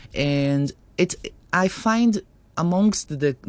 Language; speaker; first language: English; non-native, fluent; Portuguese